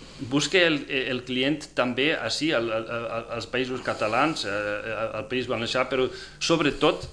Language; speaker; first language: Catalan; non-native, fluent; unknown